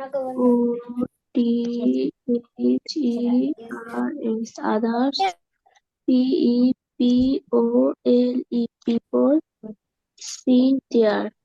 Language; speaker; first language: English; non-native, learner; Bangla